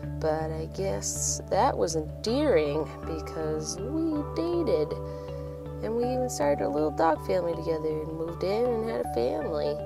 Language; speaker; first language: English; native; English